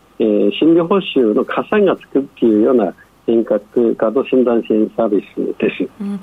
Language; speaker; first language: Japanese; non-native, fluent; Chinese